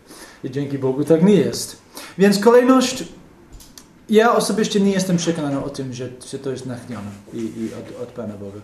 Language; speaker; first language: Polish; non-native, fluent; English